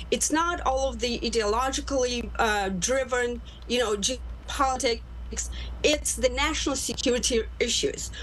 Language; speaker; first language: English; non-native, fluent; Russian